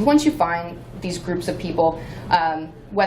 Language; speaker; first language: English; native; English